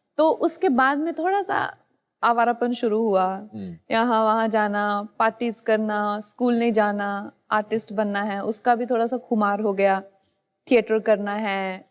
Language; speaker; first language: Hindi; native; Hindi